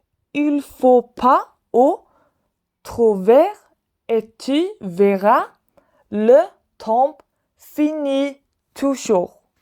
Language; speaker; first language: French; non-native, fluent; Swedish